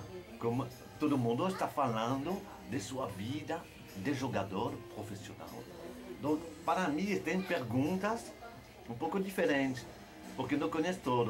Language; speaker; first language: Portuguese; non-native, learner; French